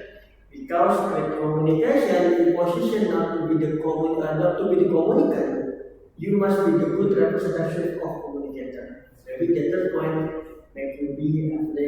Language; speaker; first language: English; non-native, learner; Indonesian